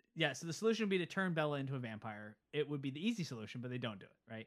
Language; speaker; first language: English; early bilingual, other home language; Italian